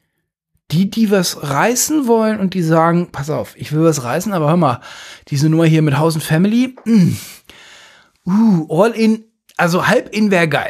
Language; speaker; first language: German; native; German